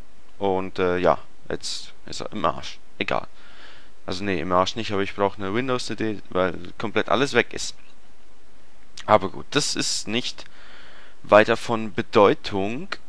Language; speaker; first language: German; native; German